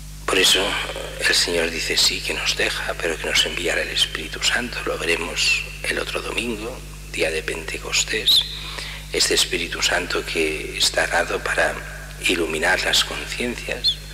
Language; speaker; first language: Spanish; native; Spanish